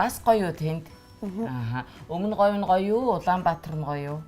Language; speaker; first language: Mongolian; native; Mongolian